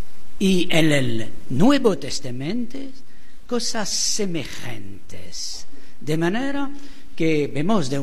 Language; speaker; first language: Spanish; non-native, fluent; French